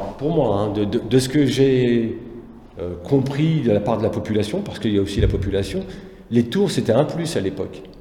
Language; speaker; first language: French; native; French